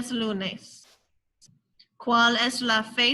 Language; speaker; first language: Spanish; non-native, fluent; English